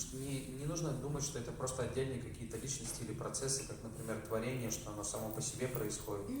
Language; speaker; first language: Russian; native; Russian